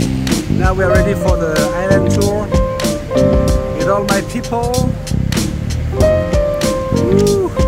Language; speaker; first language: English; non-native, fluent; French